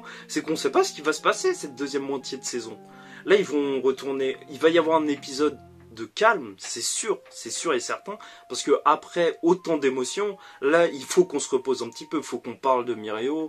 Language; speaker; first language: French; native; French